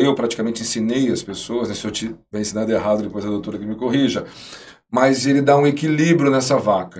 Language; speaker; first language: Portuguese; native; Portuguese